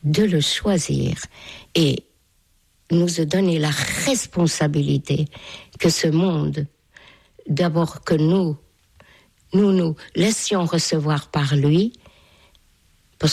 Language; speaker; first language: French; non-native, fluent; Hungarian